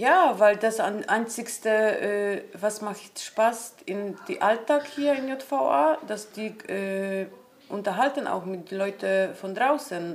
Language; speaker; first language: German; non-native, learner; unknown